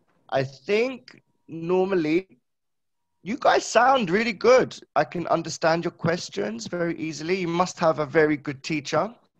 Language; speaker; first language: English; native; English